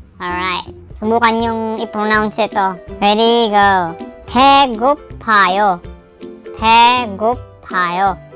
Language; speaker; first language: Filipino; non-native, local second language; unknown